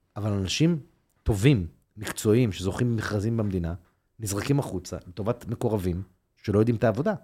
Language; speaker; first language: Hebrew; native; Hebrew